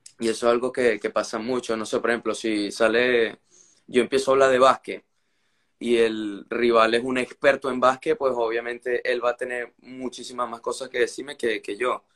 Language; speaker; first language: Spanish; native; Spanish